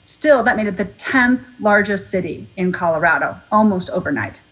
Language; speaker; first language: English; native; English